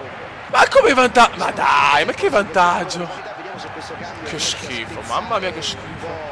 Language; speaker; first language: Italian; native; Italian